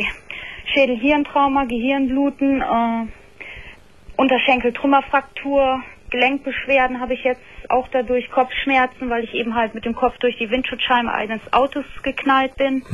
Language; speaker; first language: German; native; German